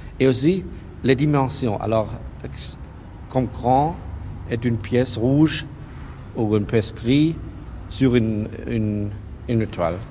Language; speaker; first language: French; non-native, learner; German